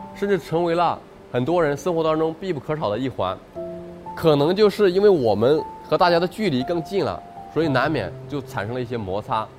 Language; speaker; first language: Chinese; native; Chinese